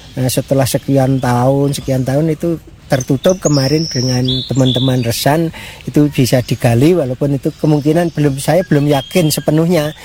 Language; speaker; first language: Indonesian; non-native, local second language; Javanese